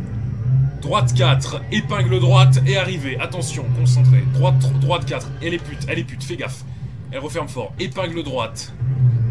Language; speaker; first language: French; native; French